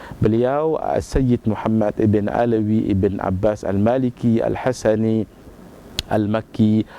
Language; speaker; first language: Malay; native; Malay